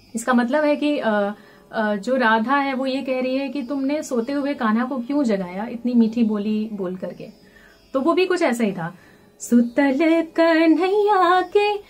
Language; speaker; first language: Hindi; native; Hindi